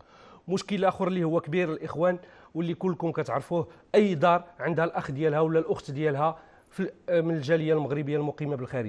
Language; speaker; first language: Arabic; native; Arabic